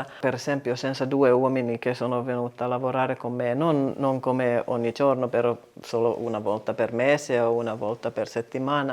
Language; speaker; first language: Italian; non-native, learner; Finnish